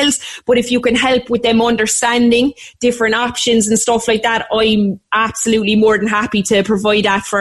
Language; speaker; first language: English; native; English